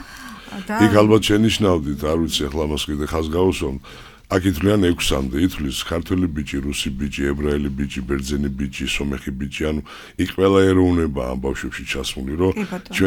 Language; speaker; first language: Georgian; native; Georgian